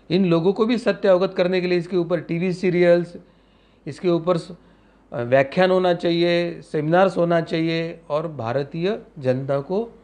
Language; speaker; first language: Hindi; non-native, local second language; Marathi